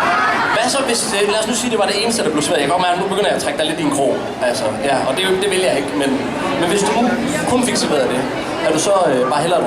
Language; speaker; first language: Danish; native; Danish